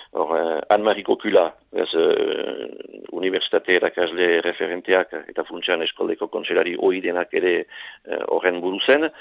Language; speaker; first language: Basque; native; Basque